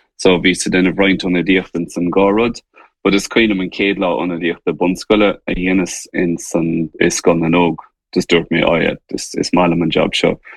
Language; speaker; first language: Irish; native; Irish